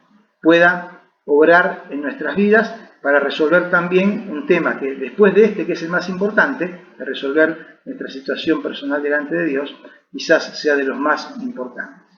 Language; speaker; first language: Spanish; native; Spanish